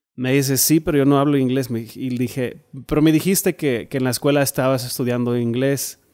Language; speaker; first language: Spanish; non-native, fluent; German